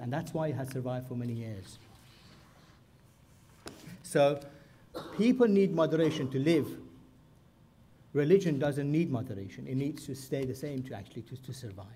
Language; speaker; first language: English; non-native, fluent; Persian